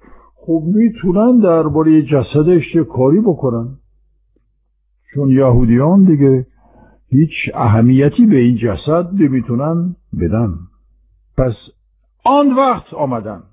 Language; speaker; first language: Persian; non-native, fluent; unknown